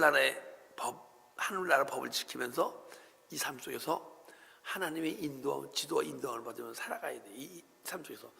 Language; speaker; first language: Korean; native; Korean